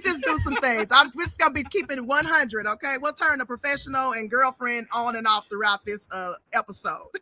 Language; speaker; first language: English; native; English